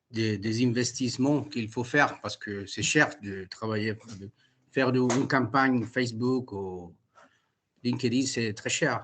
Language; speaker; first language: French; non-native, fluent; Italian